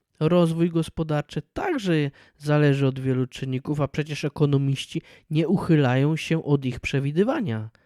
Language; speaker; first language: Polish; native; Polish